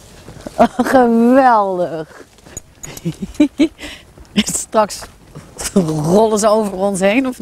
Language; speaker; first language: Dutch; native; Dutch